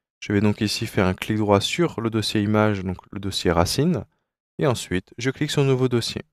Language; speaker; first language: French; native; French